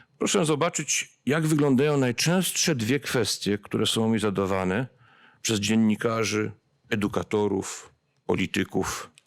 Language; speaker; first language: Polish; native; Polish